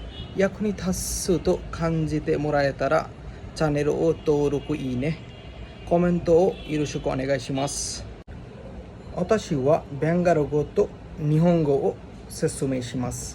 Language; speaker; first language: Japanese; non-native, learner; Bangla